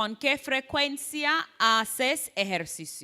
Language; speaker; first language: Spanish; non-native, fluent; English